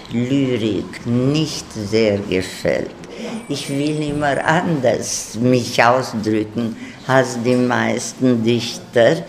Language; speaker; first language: German; non-native, fluent; Romanian